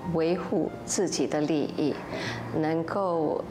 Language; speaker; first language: Chinese; non-native, local second language; English